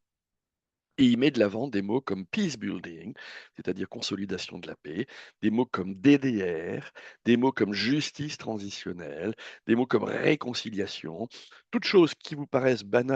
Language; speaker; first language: French; native; French